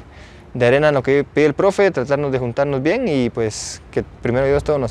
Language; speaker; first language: Spanish; native; Spanish